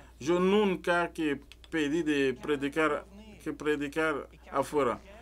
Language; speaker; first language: Spanish; non-native, learner; French